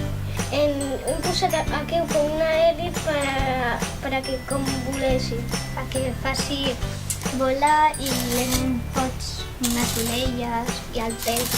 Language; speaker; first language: Catalan; non-native, local second language; Spanish